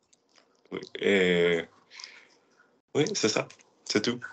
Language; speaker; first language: French; non-native, learner; English